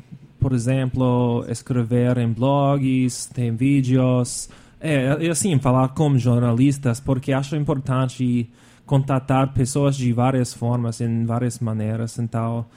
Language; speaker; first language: Portuguese; non-native, fluent; English